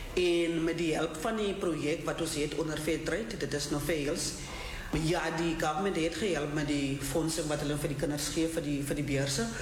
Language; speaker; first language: Afrikaans; non-native, local second language; Southern Sotho